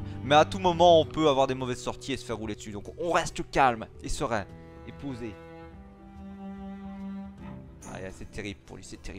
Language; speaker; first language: French; native; French